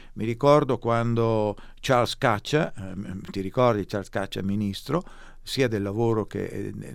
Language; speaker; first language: Italian; native; Italian